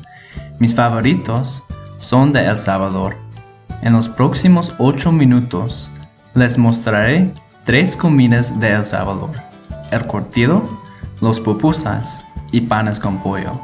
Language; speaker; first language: Spanish; non-native, learner; English